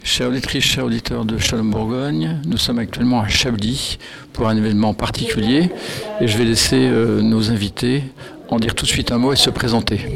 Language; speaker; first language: French; native; French